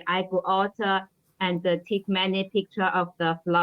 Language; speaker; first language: English; non-native, learner; Chinese